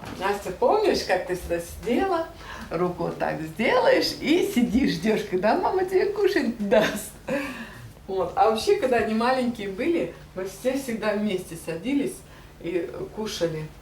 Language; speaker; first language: Russian; native; Russian